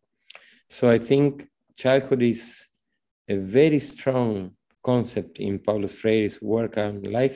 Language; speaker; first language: English; non-native, fluent; Spanish